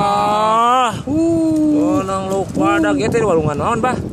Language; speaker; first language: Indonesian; non-native, local second language; Sundanese